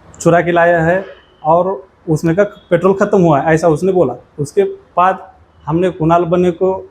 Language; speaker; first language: Hindi; non-native, local second language; Marathi